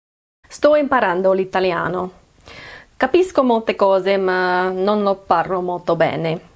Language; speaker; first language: Italian; non-native, learner; English